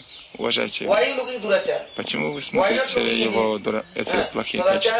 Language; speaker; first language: Russian; non-native, learner; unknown